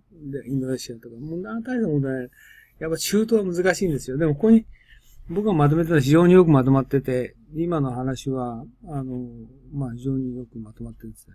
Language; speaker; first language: Japanese; native; Japanese